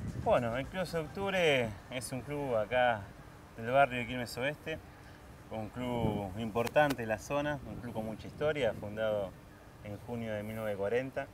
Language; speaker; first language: Spanish; native; Spanish